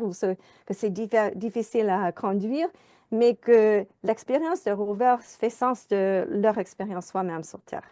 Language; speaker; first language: French; non-native, fluent; English